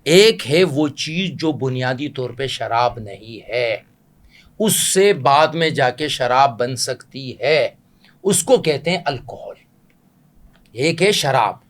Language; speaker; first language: Urdu; non-native, local second language; Pashto